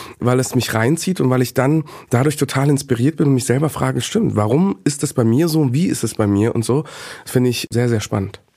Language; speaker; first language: German; early bilingual, other home language; Bosnian